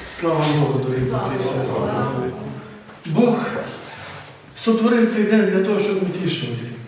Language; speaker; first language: Ukrainian; native; Ukrainian